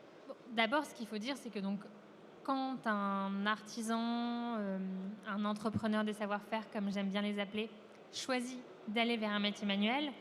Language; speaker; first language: French; native; French